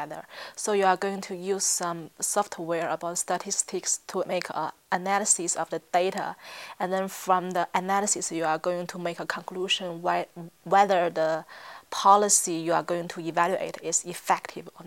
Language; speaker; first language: English; non-native, fluent; Chinese